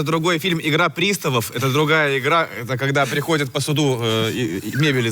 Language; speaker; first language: Russian; native; Russian